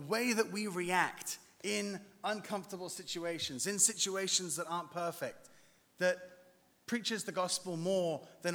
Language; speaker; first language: English; native; English